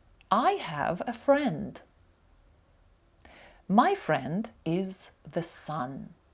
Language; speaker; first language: English; non-native, fluent; Ukrainian